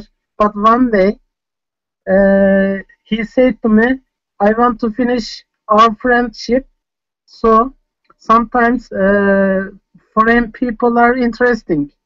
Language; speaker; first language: English; non-native, fluent; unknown